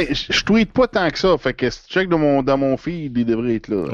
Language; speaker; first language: French; native; French